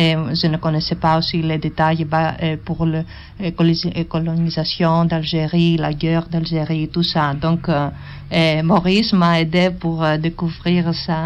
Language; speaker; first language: French; non-native, learner; Greek